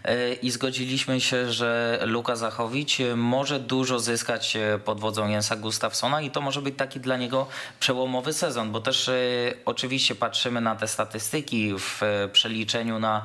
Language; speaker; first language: Polish; native; Polish